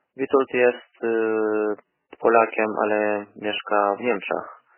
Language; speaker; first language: Polish; non-native, learner; Russian